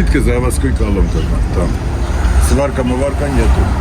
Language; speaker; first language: Russian; non-native, fluent; Armenian